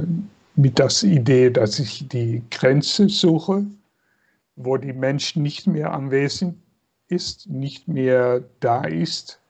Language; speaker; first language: German; non-native, fluent; Dutch